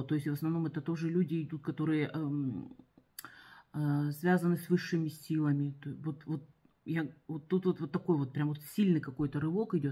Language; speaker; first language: Russian; native; Russian